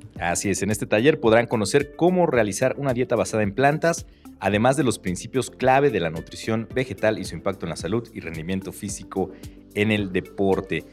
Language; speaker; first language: Spanish; native; Spanish